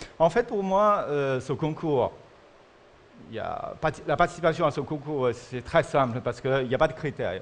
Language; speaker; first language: French; non-native, fluent; Chinese